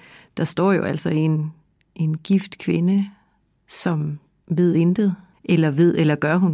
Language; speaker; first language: Danish; native; Danish